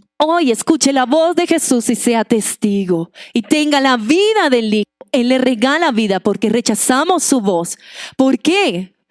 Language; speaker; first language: Spanish; non-native, local second language; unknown